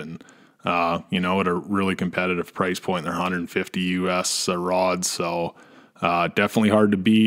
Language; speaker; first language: English; native; English